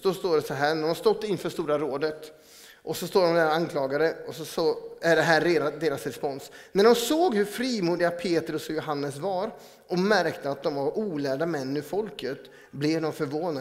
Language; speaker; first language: Swedish; native; Swedish